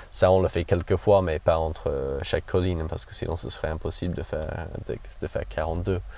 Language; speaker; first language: French; non-native, fluent; English